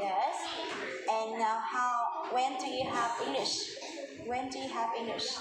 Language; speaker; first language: English; non-native, fluent; Vietnamese